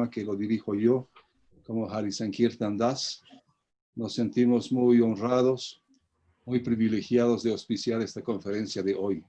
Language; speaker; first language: Spanish; native; Spanish